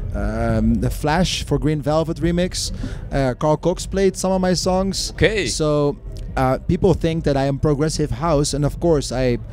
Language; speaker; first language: English; non-native, fluent; Dutch